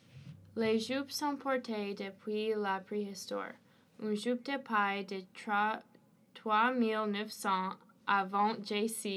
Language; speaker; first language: French; non-native, learner; English